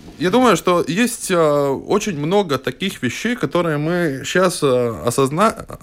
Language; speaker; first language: Russian; non-native, local second language; Latvian